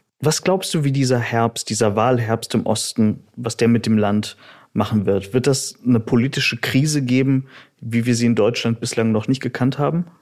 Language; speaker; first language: German; early bilingual, other home language; Russian